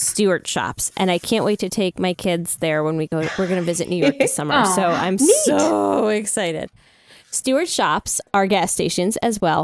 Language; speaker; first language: English; native; English